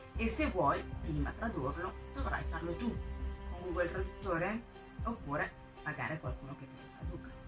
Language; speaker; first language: Italian; non-native, fluent; French